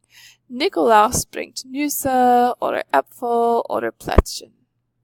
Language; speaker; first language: German; non-native, fluent; English